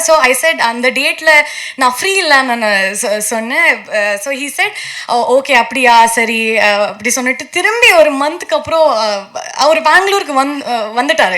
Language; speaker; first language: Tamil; non-native, learner; Kannada